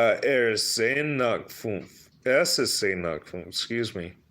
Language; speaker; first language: German; non-native, learner; English